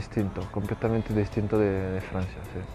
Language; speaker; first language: Spanish; non-native, fluent; French